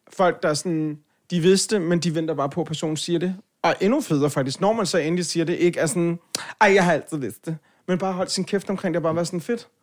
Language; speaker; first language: Danish; native; Danish